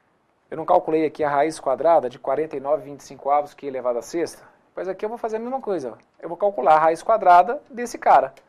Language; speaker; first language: Portuguese; native; Portuguese